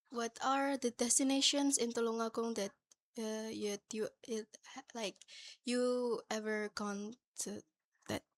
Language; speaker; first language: English; non-native, learner; Indonesian